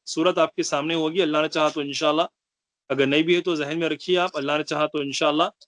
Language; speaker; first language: Urdu; native; Urdu